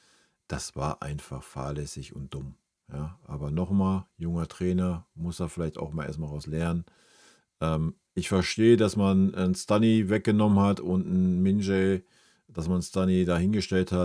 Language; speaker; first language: German; native; German